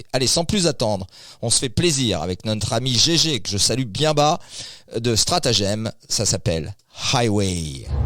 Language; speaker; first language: French; native; French